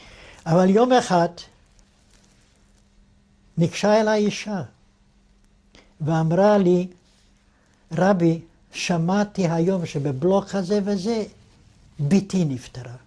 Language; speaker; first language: Hebrew; non-native, fluent; Yiddish